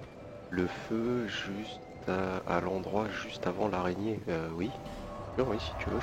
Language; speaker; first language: French; native; French